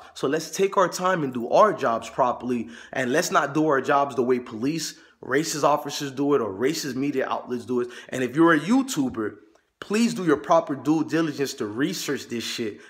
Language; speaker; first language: English; native; English